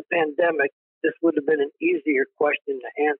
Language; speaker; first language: English; native; English